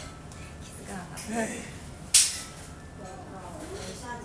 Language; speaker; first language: Japanese; native; Japanese